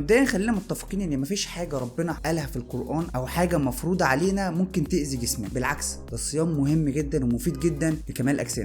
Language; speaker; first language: Arabic; native; Arabic